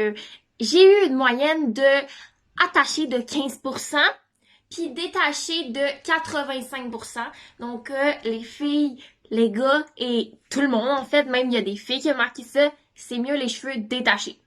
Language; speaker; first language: French; native; French